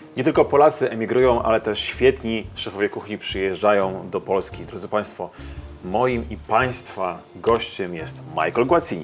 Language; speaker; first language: Polish; native; Polish